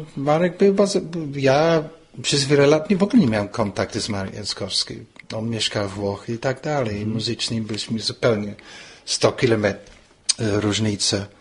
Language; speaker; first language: Polish; non-native, fluent; English